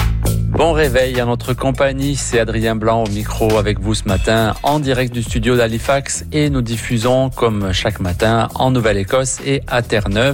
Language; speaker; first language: French; native; French